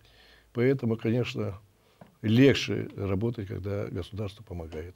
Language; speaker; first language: Russian; native; Russian